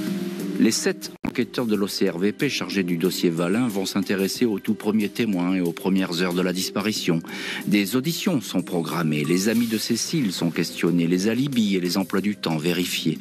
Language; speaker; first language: French; native; French